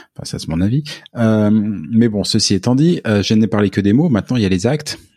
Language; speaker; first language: French; native; French